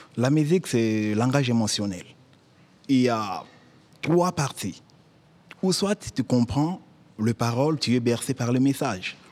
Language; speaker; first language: French; non-native, local second language; Lingala